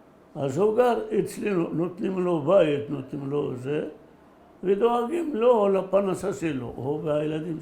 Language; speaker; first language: Hebrew; early bilingual, other home language; Arabic